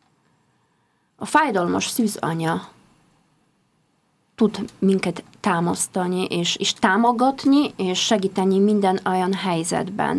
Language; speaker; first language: Hungarian; non-native, fluent; Polish